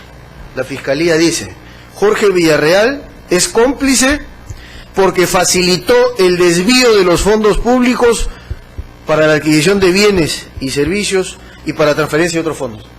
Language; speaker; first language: Spanish; native; Spanish